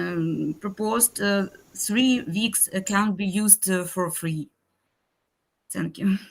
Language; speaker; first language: English; non-native, learner; Ukrainian